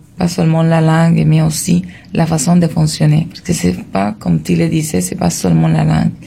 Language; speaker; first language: French; non-native, fluent; Spanish